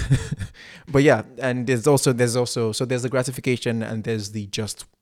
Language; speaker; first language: English; non-native, local second language; Igbo